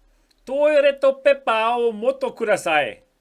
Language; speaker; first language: Japanese; non-native, learner; German